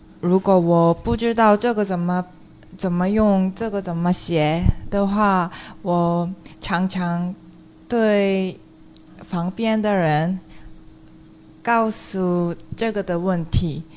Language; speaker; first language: Chinese; non-native, local second language; Korean